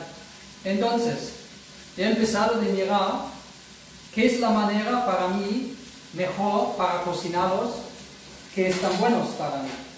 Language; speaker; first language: Spanish; non-native, fluent; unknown